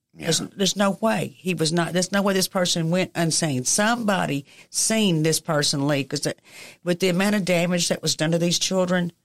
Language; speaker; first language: English; native; English